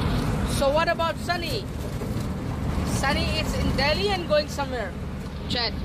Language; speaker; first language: English; non-native, learner; Hindi